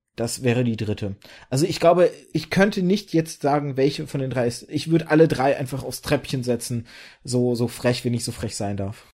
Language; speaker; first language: German; early bilingual, other home language; Russian